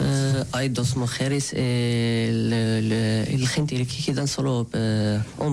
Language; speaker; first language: Spanish; non-native, learner; Arabic